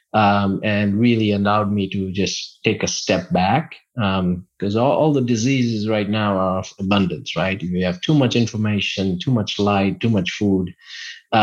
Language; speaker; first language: English; non-native, local second language; Gujarati